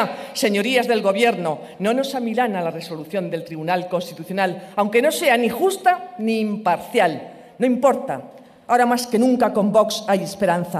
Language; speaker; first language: Spanish; native; Spanish